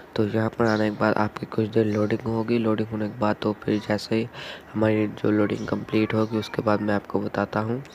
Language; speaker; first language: Urdu; non-native, local second language; Punjabi